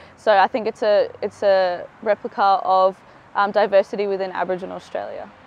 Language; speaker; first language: English; native; English